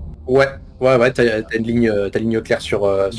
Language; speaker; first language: French; native; French